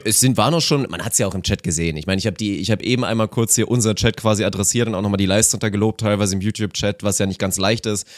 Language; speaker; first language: German; native; German